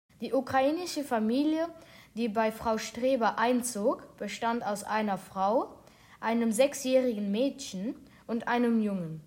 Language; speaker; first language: German; non-native, local second language; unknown